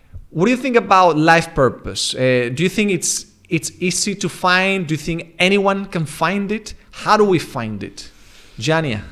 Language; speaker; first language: English; non-native, fluent; Spanish